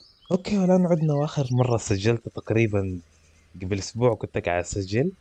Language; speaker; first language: Arabic; native; Arabic